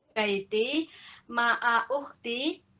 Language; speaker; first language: Arabic; non-native, learner; Indonesian